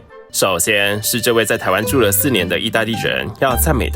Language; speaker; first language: Chinese; native; Chinese